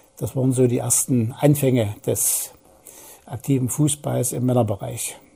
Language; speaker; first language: German; native; German